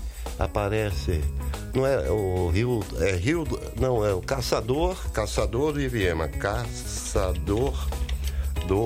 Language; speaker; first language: Portuguese; native; Portuguese